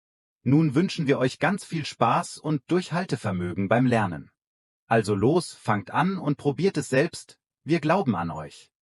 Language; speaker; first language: German; non-native, fluent; Vietnamese